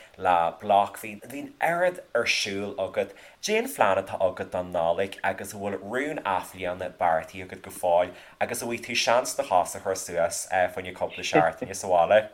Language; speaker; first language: Irish; native; Irish